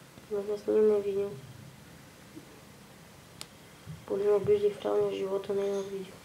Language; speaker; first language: Bulgarian; native; Bulgarian